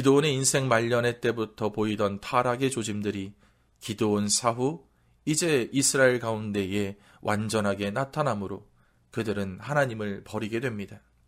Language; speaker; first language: Korean; native; Korean